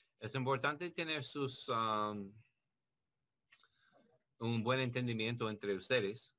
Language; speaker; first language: Spanish; non-native, learner; English